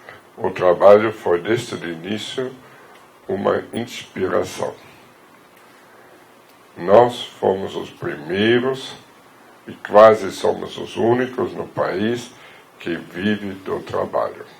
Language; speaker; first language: Portuguese; non-native, fluent; German